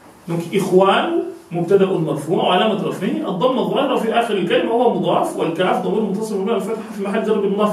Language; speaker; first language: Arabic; non-native, learner; French